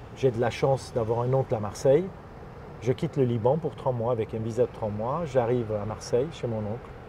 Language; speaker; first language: French; non-native, fluent; Armenian